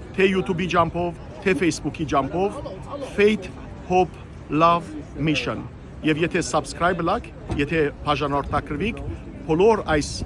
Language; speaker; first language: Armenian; early bilingual, heritage; Armenian